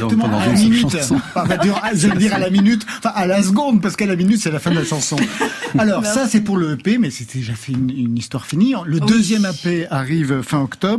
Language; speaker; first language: French; native; French